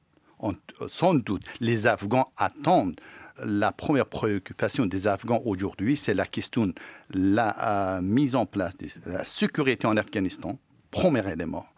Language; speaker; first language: French; non-native, fluent; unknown